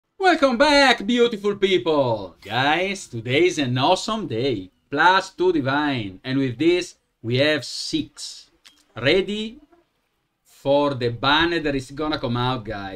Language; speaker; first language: English; non-native, fluent; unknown